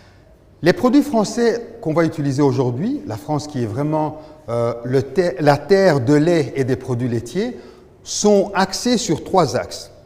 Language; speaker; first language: French; native; French